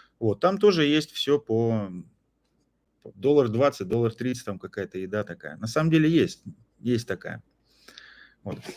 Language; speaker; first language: Russian; native; Russian